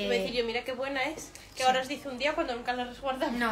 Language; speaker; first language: Spanish; native; Spanish